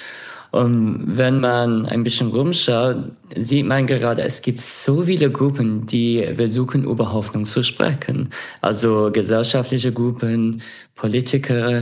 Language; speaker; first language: German; non-native, fluent; English